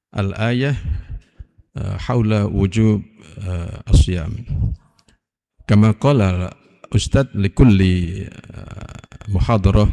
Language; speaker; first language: Arabic; non-native, fluent; Indonesian